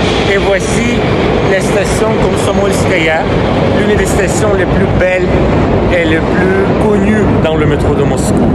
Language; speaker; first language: French; non-native, fluent; Russian